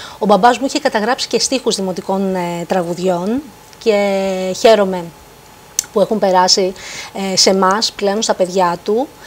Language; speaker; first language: Greek; native; Greek